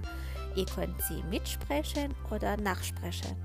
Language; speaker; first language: German; non-native, fluent; Persian